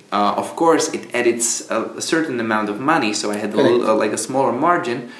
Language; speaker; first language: English; non-native, fluent; Czech